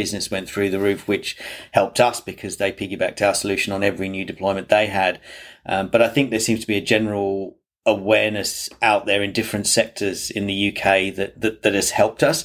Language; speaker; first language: English; native; English